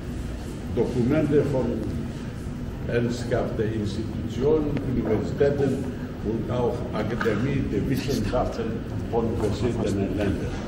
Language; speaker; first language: German; non-native, fluent; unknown